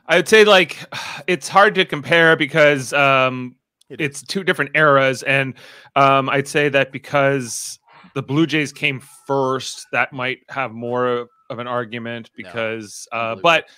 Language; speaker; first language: English; native; English